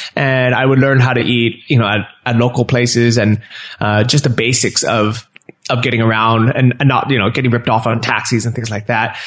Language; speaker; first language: English; native; English